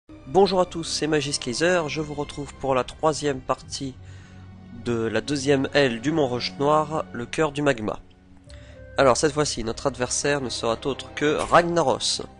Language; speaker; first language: French; native; French